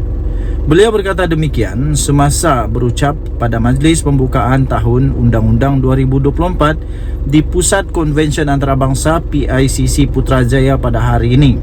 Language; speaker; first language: Malay; native; Malay